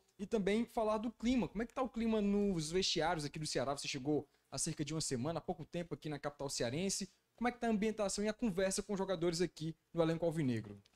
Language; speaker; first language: Portuguese; native; Portuguese